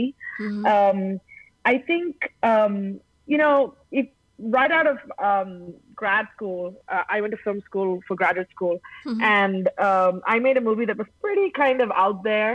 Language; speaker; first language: English; non-native, local second language; Tamil